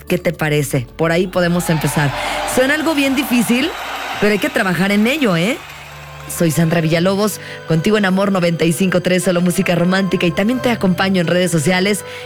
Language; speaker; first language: Spanish; native; Spanish